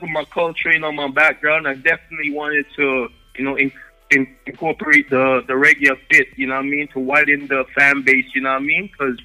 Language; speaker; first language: English; native; English